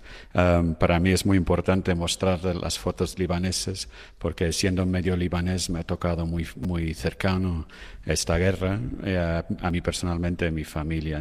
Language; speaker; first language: Spanish; non-native, fluent; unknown